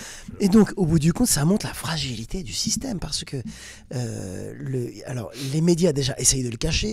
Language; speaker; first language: French; native; French